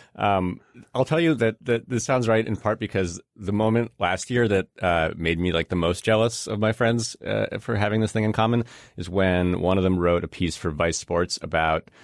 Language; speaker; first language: English; native; English